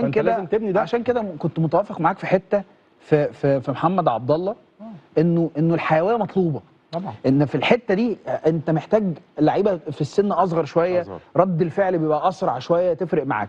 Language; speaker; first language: Arabic; native; Arabic